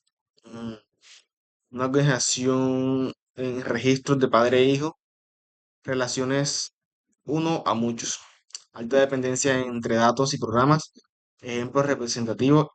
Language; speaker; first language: Spanish; native; Spanish